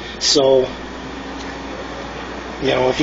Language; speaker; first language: English; native; English